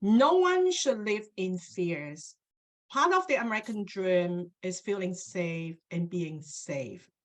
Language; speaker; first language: English; non-native, local second language; Cantonese